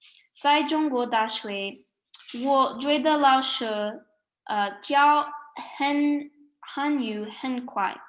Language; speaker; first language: Chinese; non-native, learner; English